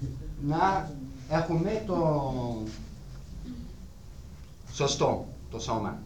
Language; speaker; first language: Greek; non-native, learner; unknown